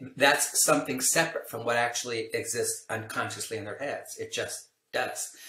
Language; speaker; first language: English; native; English